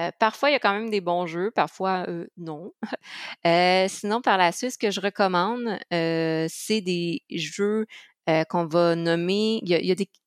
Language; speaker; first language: French; native; French